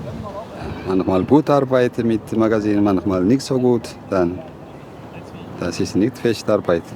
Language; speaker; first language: German; non-native, learner; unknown